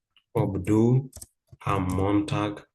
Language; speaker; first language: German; non-native, fluent; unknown